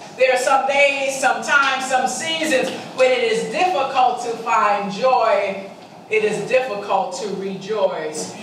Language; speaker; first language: English; native; English